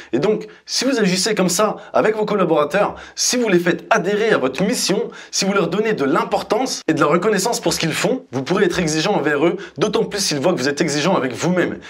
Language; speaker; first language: French; native; French